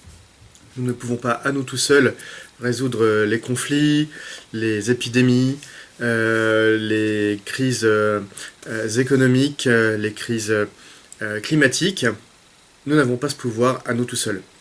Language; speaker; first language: French; native; French